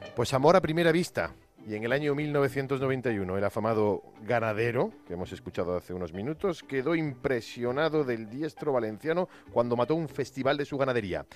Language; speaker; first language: Spanish; native; Spanish